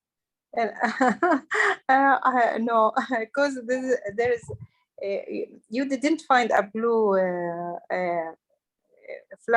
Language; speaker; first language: English; non-native, learner; Arabic